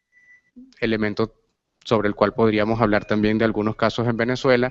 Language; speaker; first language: Spanish; native; Spanish